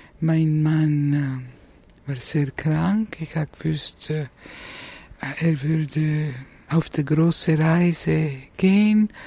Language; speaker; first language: German; non-native, fluent; Italian